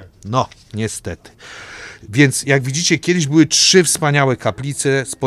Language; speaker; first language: Polish; native; Polish